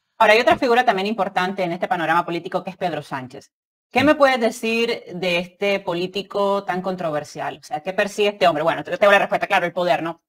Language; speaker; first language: Spanish; native; Spanish